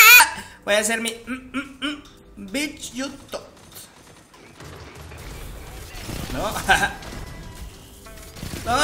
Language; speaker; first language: Spanish; native; Spanish